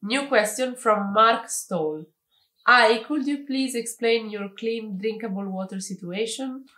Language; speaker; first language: English; non-native, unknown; Italian